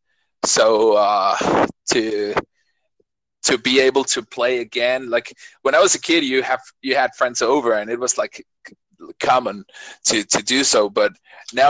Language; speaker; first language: English; non-native, fluent; Spanish